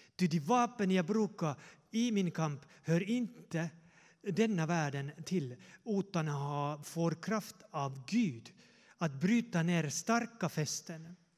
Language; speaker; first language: Swedish; non-native, fluent; Finnish